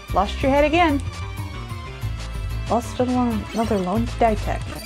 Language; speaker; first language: English; native; English